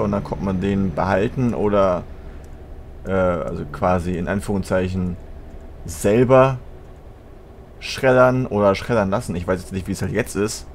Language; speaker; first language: German; native; German